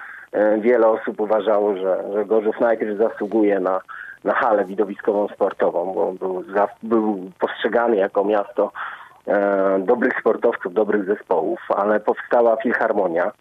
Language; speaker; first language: Polish; native; Polish